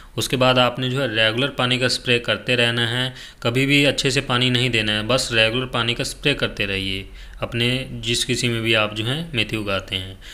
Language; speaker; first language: Hindi; native; Hindi